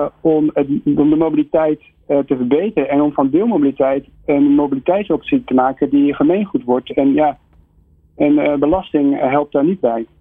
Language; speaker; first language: Dutch; native; Dutch